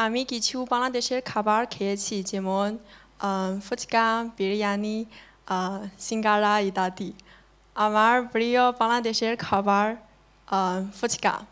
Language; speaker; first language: Bangla; non-native, learner; Chinese